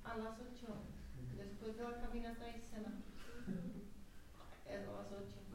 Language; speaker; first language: Spanish; non-native, fluent; Czech